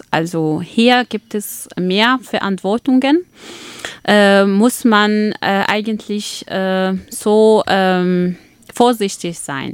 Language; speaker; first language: German; non-native, fluent; Arabic